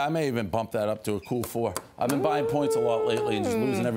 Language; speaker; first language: English; native; English